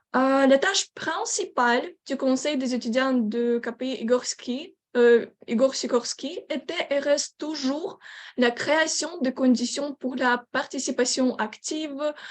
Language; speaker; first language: French; non-native, learner; Ukrainian